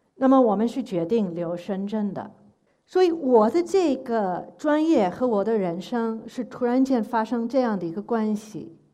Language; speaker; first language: Chinese; non-native, fluent; English